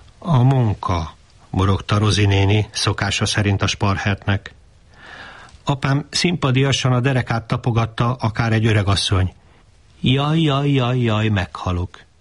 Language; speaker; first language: Hungarian; native; Hungarian